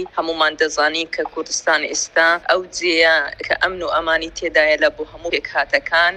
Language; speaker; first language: Central Kurdish; non-native, local second language; Kurdish